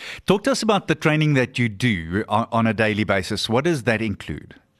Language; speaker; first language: English; non-native, local second language; Afrikaans